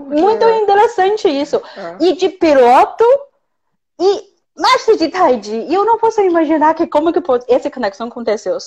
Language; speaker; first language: Portuguese; non-native, fluent; Chinese